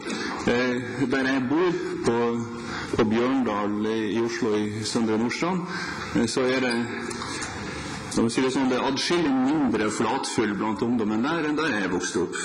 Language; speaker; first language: Norwegian; native; Norwegian